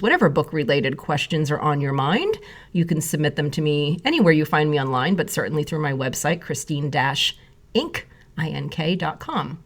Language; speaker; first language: English; native; English